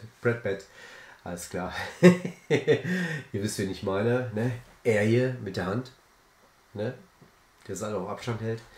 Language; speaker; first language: German; native; German